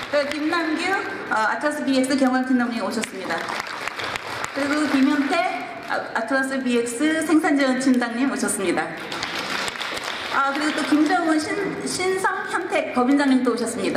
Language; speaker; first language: Korean; native; Korean